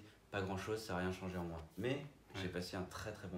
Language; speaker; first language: French; native; French